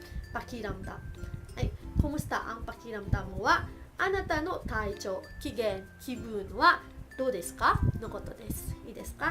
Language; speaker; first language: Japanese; early bilingual, other home language; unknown